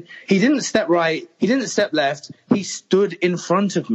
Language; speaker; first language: English; native; English